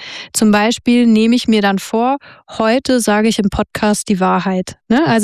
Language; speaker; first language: German; native; German